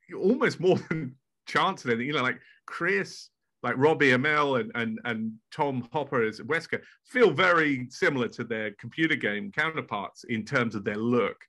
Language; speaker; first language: English; native; English